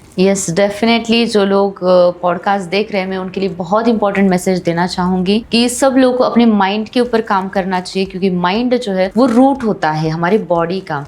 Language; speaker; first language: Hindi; non-native, local second language; Marathi